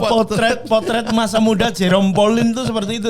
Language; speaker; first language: Indonesian; native; Indonesian